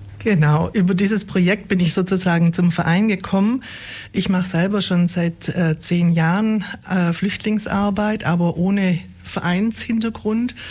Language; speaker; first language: German; native; German